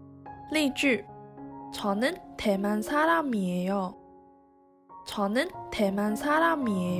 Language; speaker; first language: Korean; non-native, fluent; Chinese